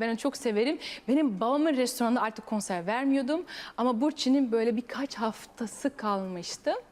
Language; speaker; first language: Turkish; early bilingual, heritage; Turkish